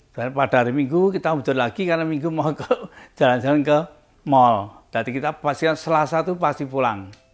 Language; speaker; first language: Indonesian; native; Indonesian